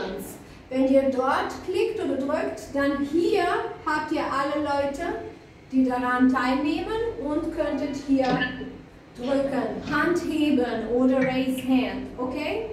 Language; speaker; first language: German; non-native, fluent; Albanian